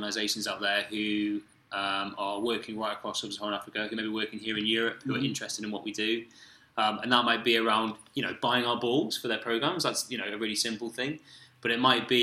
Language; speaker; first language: English; native; English